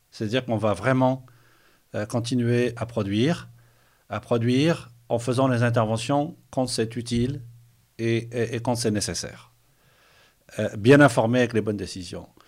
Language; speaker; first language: French; non-native, local second language; Arabic